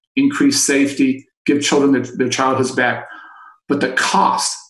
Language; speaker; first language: English; native; English